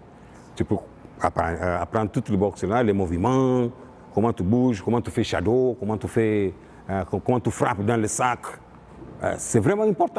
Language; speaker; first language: French; non-native, fluent; Portuguese